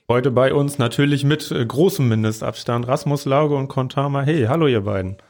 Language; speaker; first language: German; native; German